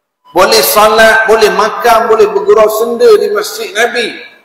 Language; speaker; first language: Malay; native; Malay